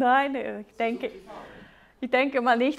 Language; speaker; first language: German; native; German